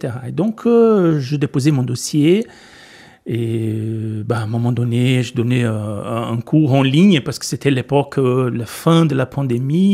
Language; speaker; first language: French; non-native, fluent; Portuguese